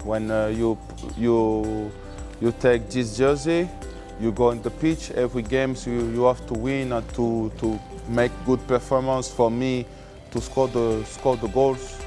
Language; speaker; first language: English; non-native, learner; French